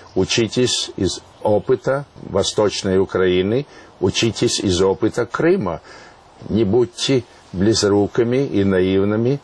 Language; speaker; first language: Russian; non-native, local second language; Latvian